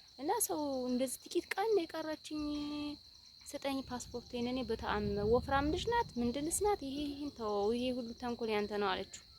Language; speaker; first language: Amharic; native; Amharic